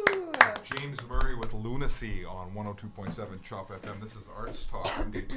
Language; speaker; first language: English; native; English